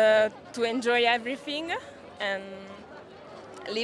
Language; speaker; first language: English; non-native, fluent; Italian